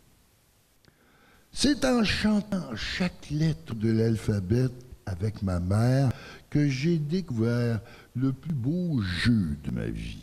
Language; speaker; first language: French; native; French